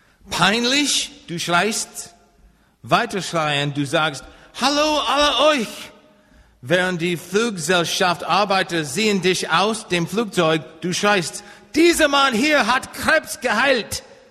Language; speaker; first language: German; non-native, learner; English